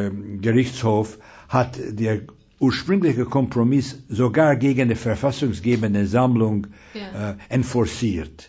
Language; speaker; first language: German; non-native, fluent; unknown